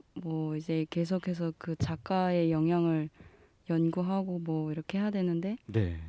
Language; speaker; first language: Korean; native; Korean